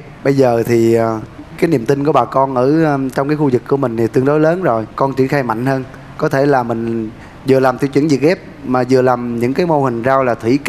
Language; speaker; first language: Vietnamese; native; Vietnamese